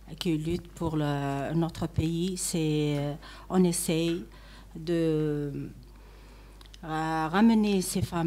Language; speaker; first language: French; non-native, local second language; Arabic